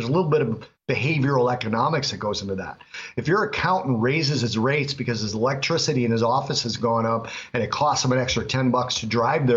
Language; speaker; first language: English; native; English